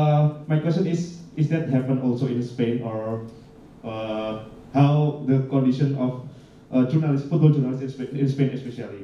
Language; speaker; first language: English; non-native, learner; Indonesian